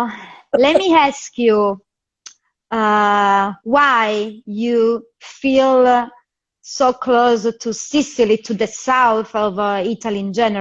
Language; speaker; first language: English; non-native, fluent; Italian